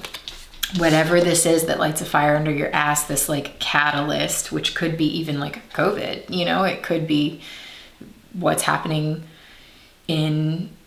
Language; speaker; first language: English; native; English